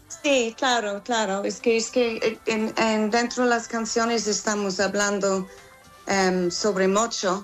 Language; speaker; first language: Spanish; non-native, fluent; English